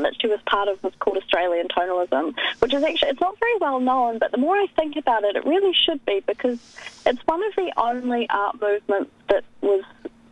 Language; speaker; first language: English; native; English